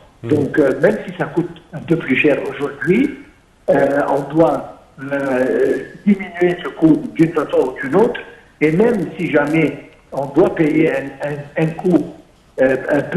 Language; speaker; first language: French; non-native, fluent; Arabic